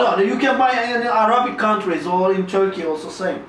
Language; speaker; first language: English; non-native, learner; Arabic